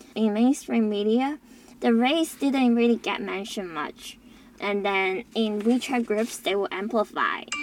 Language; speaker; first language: English; non-native, local second language; Cantonese